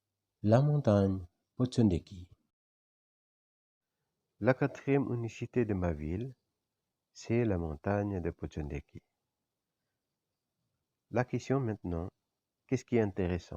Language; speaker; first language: French; non-native, fluent; Indonesian